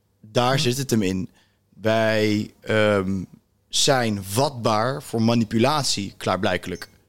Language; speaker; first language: Dutch; native; Dutch